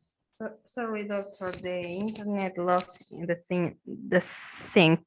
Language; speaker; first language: English; non-native, learner; Spanish